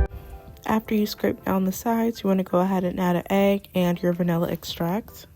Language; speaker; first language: English; native; English